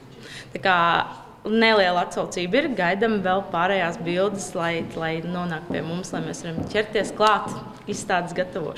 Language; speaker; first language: Latvian; native; Latvian